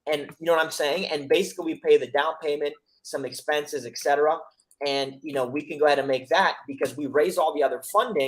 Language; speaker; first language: English; native; English